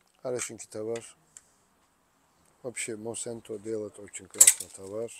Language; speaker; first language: Russian; non-native, learner; Turkish